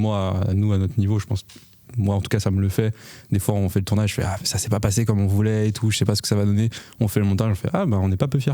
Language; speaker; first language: French; native; French